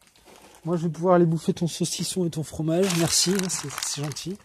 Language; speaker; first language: French; native; French